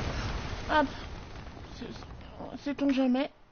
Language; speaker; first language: French; native; French